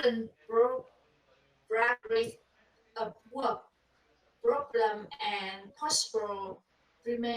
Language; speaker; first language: English; non-native, learner; Vietnamese